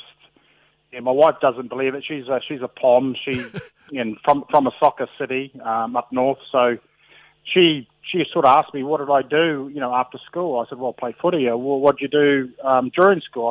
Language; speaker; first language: English; native; English